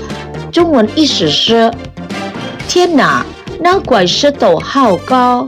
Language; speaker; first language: Chinese; early bilingual, heritage; Chinese